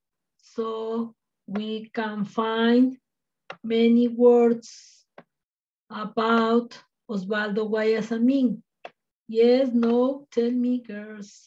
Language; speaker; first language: English; non-native, learner; Spanish